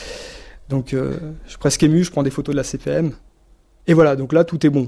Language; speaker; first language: French; native; French